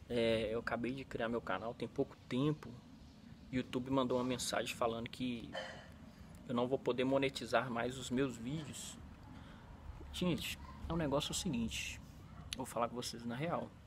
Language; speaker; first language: Portuguese; native; Portuguese